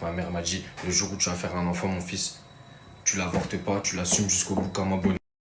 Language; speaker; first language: French; native; French